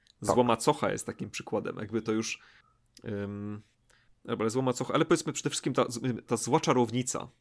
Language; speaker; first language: Polish; native; Polish